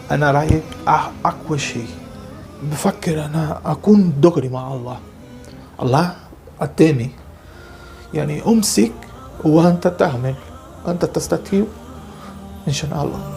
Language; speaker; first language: Arabic; non-native, learner; Portuguese